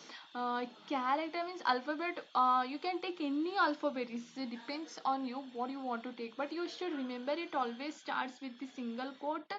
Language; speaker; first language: English; non-native, local second language; Hindi